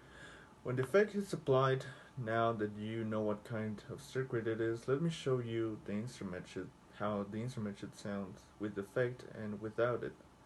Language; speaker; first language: English; non-native, fluent; Spanish